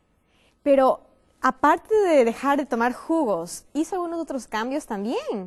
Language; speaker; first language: Spanish; native; Spanish